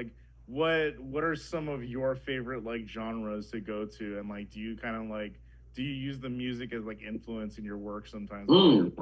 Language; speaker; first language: English; native; English